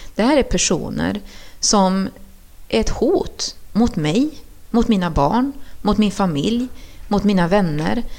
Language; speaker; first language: Swedish; early bilingual, other home language; Spanish